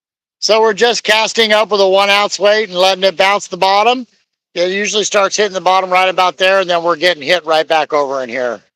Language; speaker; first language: English; native; English